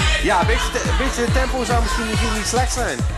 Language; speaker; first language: Dutch; native; Dutch